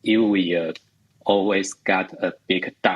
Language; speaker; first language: English; non-native, learner; Chinese